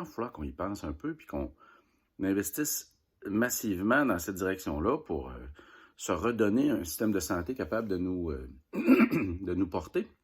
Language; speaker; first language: French; native; French